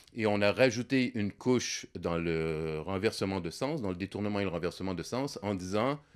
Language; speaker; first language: French; native; French